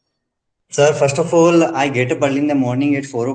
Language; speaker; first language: English; non-native, learner; Hindi